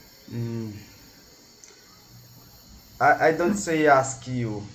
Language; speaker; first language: English; non-native, learner; Portuguese